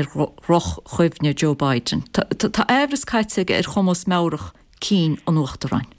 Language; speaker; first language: Irish; native; Irish